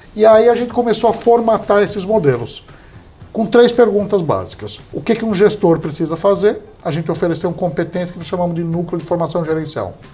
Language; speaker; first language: Portuguese; early bilingual, heritage; English